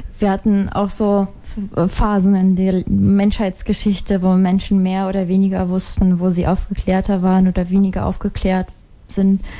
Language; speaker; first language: German; non-native, fluent; Ukrainian